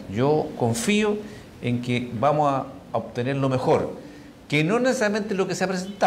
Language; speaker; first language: Spanish; native; Spanish